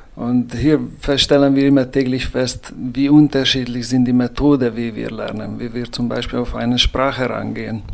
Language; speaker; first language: German; non-native, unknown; Hungarian